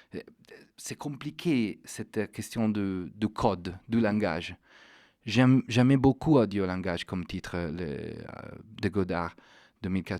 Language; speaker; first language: French; non-native, fluent; Italian